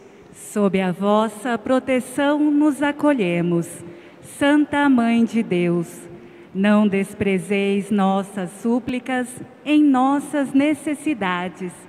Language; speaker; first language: Portuguese; native; Portuguese